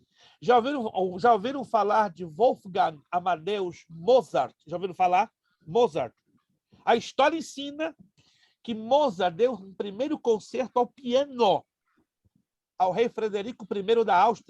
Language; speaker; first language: Portuguese; native; Portuguese